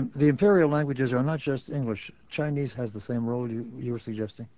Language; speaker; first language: English; native; English